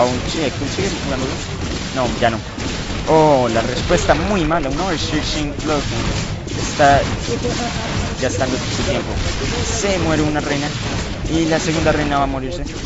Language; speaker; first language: Spanish; native; Spanish